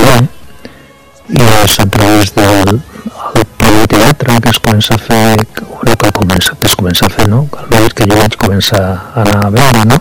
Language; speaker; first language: Catalan; non-native, local second language; Spanish